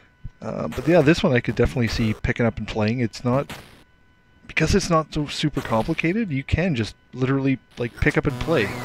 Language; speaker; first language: English; native; English